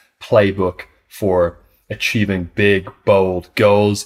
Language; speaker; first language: English; native; English